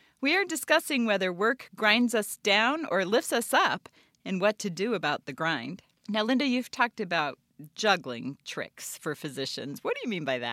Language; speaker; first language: English; native; English